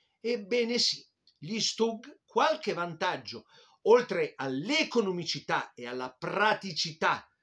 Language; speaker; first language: Italian; native; Italian